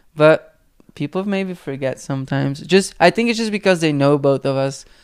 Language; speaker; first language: English; non-native, fluent; Dutch